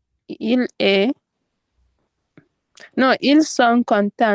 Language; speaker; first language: French; non-native, learner; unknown